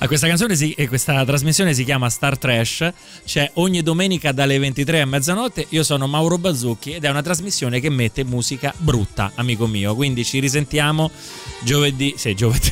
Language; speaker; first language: Italian; native; Italian